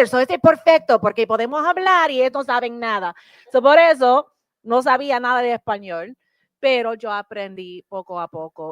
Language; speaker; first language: Spanish; early bilingual, heritage; English